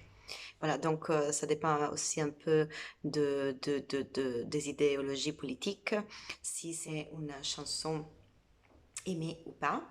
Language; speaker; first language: French; non-native, fluent; Italian